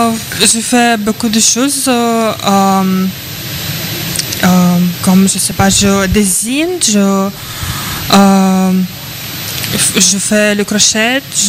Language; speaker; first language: French; non-native, learner; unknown